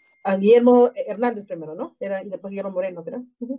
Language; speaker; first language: Spanish; native; Spanish